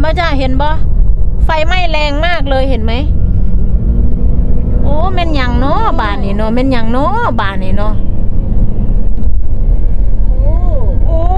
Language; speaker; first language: Thai; non-native, local second language; Northeastern Thai